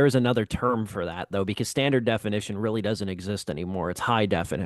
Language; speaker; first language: English; native; English